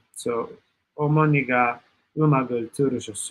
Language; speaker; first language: Korean; non-native, learner; Italian